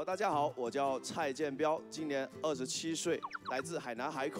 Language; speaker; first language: Chinese; native; Chinese